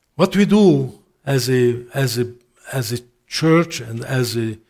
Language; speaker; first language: English; non-native, fluent; Arabic